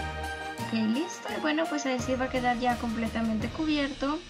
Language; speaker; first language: Spanish; native; Spanish